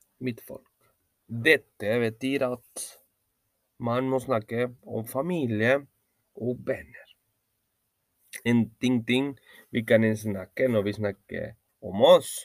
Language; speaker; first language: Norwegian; non-native, learner; Spanish